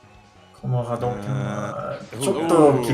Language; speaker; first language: Japanese; non-native, learner; English